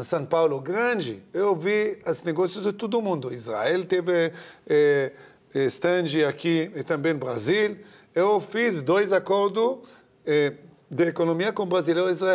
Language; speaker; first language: Portuguese; non-native, learner; Hebrew